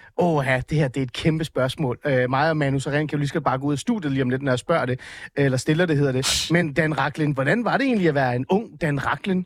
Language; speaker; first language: Danish; early bilingual, other home language; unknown